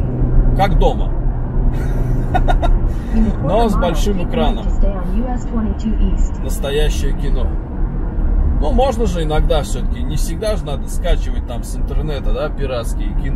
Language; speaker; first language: Russian; native; Russian